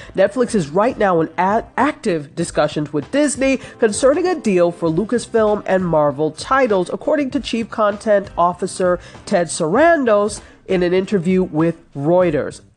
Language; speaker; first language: English; native; English